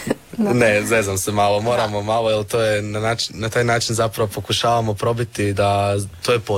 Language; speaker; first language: Serbian; native; Serbian